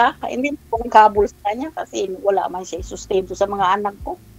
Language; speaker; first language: Filipino; non-native, local second language; Chavacano